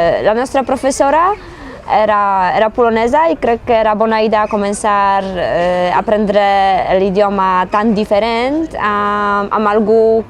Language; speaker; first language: Catalan; non-native, learner; Polish